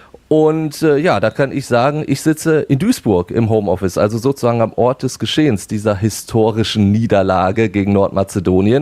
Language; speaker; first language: German; native; German